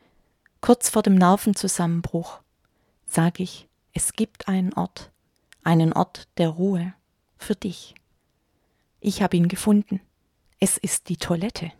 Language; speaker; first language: German; native; German